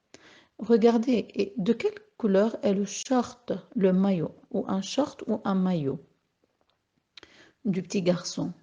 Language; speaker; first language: French; non-native, local second language; Arabic